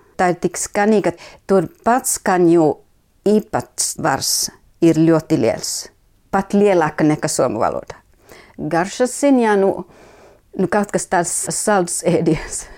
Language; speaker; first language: Latvian; non-native, fluent; Finnish